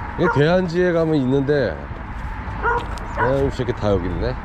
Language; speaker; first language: Korean; native; Korean